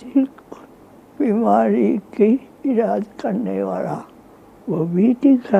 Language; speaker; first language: Hindi; non-native, fluent; Japanese